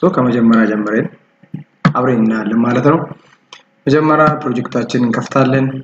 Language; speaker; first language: Amharic; non-native, local second language; Oromo